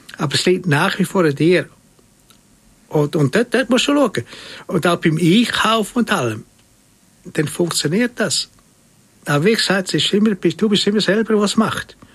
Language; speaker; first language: German; native; German